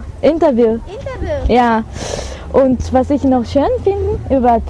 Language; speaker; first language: German; non-native, fluent; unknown